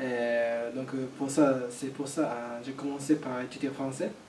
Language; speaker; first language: French; non-native, learner; Japanese